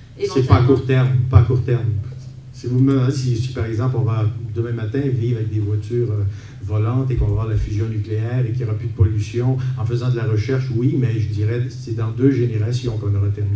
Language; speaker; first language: French; native; French